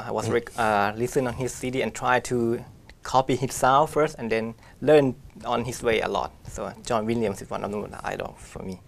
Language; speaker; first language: English; non-native, fluent; Thai